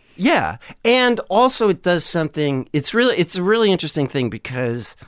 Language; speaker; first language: English; native; English